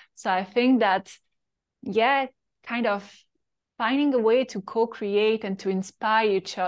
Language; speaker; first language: English; non-native, fluent; French